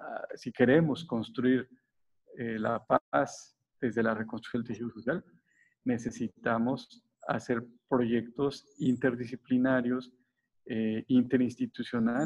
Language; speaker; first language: Spanish; native; Spanish